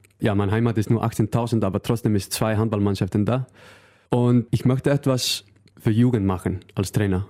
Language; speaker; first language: German; non-native, learner; Icelandic